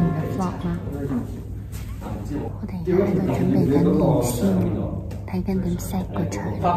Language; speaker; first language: Chinese; non-native, local second language; Cantonese